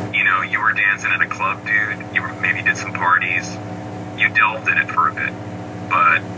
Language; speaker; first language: English; native; English